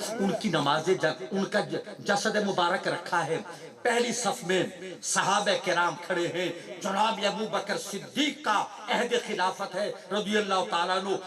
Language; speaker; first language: Urdu; non-native, local second language; Saraiki